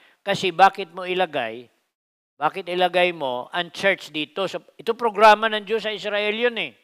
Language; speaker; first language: Filipino; non-native, local second language; Cebuano